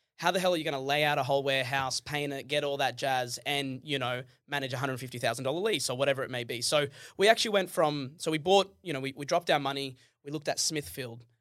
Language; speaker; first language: English; early bilingual, other home language; Arabic